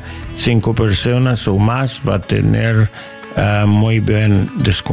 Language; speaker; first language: Spanish; non-native, learner; English